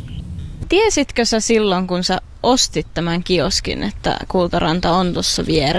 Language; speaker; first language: Finnish; native; Finnish